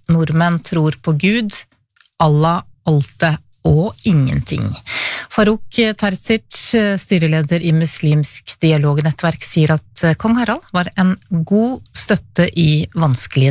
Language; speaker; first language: Norwegian; native; Norwegian